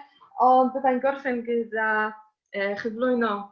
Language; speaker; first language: Welsh; non-native, fluent; Polish